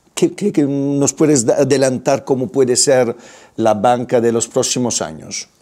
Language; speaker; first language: Spanish; non-native, fluent; Italian